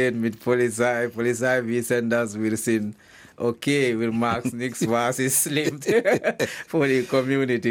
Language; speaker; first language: German; non-native, learner; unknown